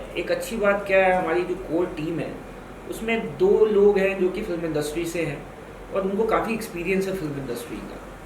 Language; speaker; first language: Hindi; native; Hindi